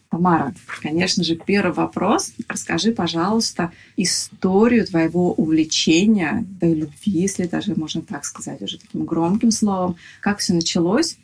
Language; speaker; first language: Russian; native; Russian